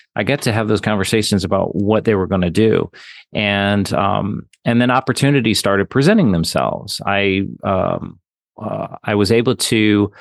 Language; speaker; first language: English; native; English